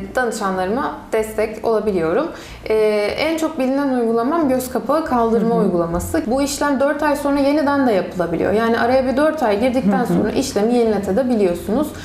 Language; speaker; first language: Turkish; native; Turkish